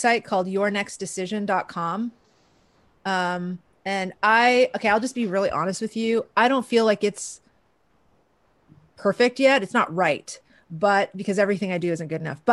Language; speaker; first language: English; early bilingual, other home language; Persian